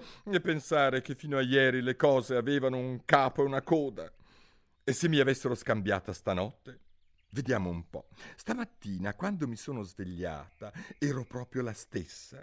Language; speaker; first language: Italian; native; Italian